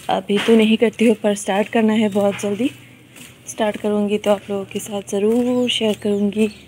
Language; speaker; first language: Hindi; non-native, local second language; Bangla